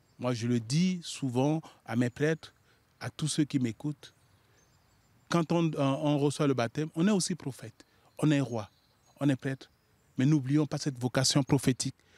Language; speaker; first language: French; non-native, local second language; Sango